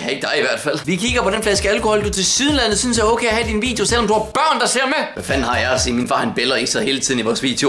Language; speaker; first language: Danish; native; Danish